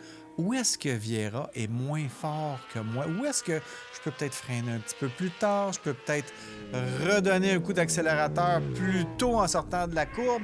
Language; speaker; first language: French; native; French